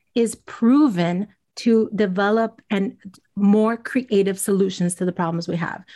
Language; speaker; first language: English; native; English